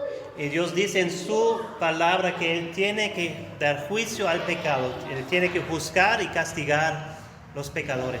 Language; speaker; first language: Spanish; non-native, fluent; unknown